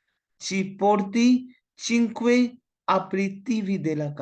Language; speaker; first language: Italian; non-native, learner; Hindi